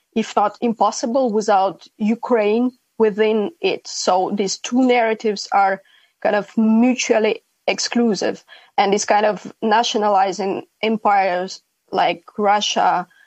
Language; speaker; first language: English; non-native, fluent; Ukrainian